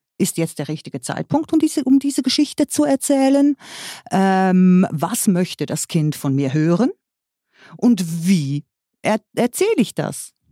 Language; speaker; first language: German; native; German